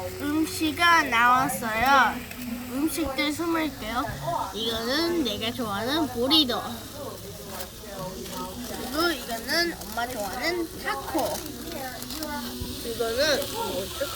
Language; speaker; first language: Korean; early bilingual, heritage; Korean